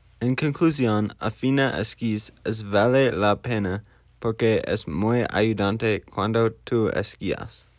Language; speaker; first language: Spanish; non-native, learner; English